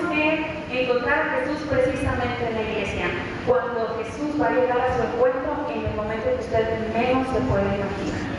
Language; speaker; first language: Spanish; native; Spanish